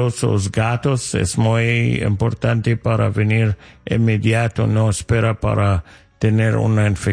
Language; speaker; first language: Spanish; non-native, learner; English